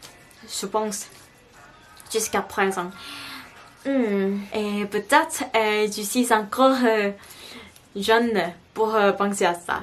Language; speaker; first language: French; non-native, learner; Korean